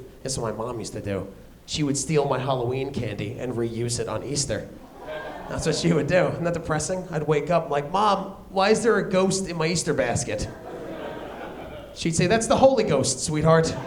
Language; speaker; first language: English; native; English